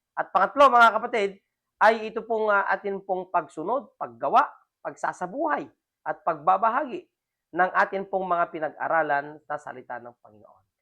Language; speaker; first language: Filipino; non-native, local second language; Iloko